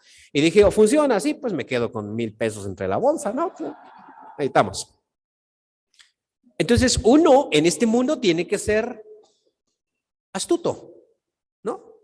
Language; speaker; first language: Spanish; native; Spanish